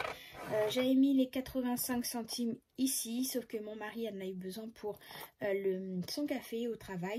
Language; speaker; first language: French; native; French